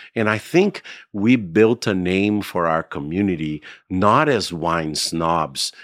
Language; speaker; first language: English; non-native, fluent; Portuguese